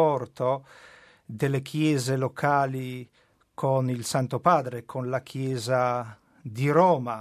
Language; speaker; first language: Italian; non-native, fluent; Polish